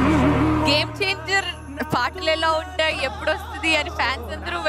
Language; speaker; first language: Telugu; native; Telugu